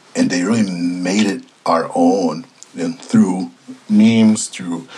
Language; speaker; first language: English; native; English